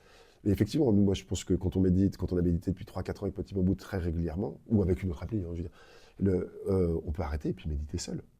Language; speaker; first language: French; native; French